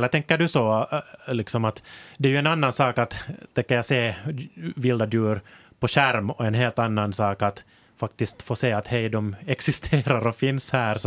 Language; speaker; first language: Swedish; native; Swedish